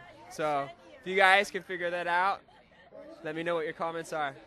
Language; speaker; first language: English; native; English